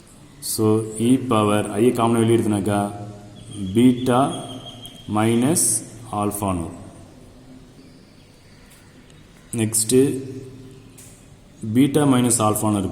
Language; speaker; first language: Tamil; native; Tamil